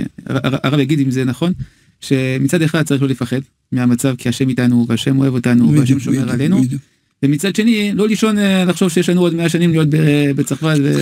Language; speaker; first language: Hebrew; non-native, learner; French